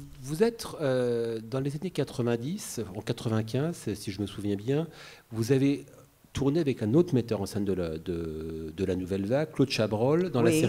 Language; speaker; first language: French; native; French